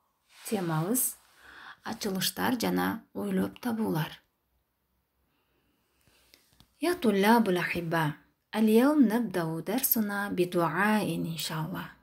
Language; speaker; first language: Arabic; non-native, fluent; Kyrgyz